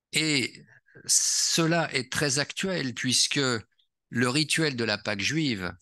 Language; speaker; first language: French; native; French